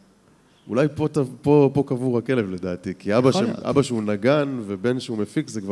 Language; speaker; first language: Hebrew; native; Hebrew